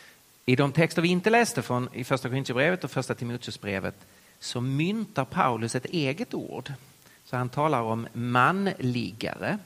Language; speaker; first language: Swedish; native; Swedish